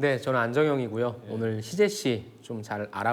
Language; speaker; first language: Korean; native; Korean